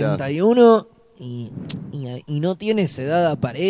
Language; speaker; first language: Spanish; native; Spanish